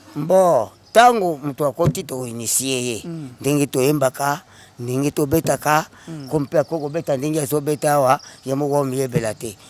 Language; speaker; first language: Lingala; non-native, local second language; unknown